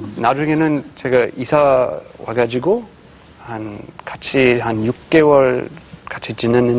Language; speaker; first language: Korean; non-native, fluent; English